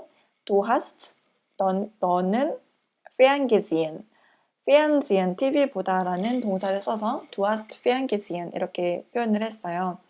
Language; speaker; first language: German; non-native, learner; Korean